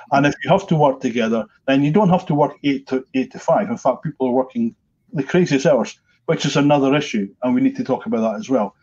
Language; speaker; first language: English; native; English